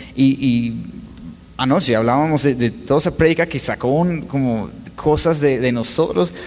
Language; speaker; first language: Spanish; non-native, fluent; English